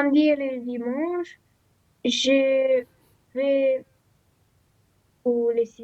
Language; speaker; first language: French; non-native, learner; Romanian